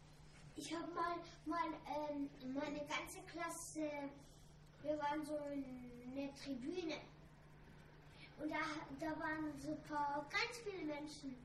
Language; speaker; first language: German; early bilingual, other home language; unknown